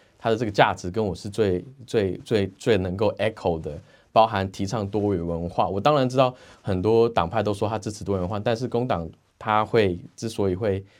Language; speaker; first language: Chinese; native; Chinese